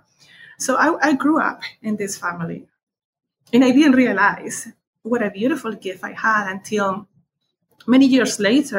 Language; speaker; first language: English; non-native, fluent; Spanish